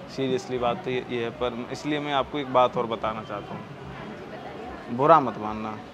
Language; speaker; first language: Hindi; native; Hindi